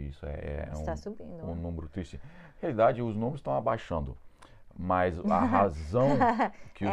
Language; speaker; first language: Portuguese; non-native, fluent; English